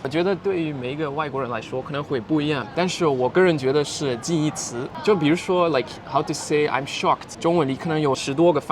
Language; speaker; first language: Chinese; non-native, fluent; Dutch